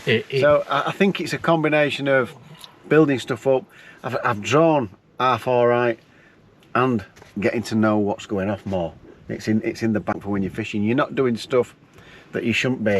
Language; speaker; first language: English; native; English